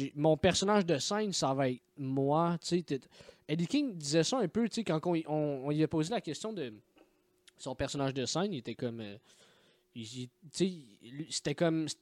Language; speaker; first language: French; native; French